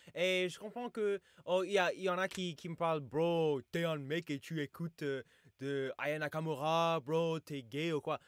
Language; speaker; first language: French; non-native, fluent; English